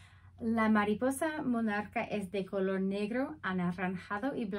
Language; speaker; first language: Spanish; non-native, fluent; English